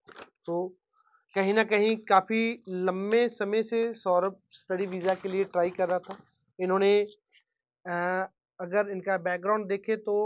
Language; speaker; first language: Hindi; non-native, local second language; Punjabi